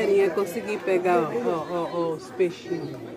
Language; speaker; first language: Portuguese; native; Portuguese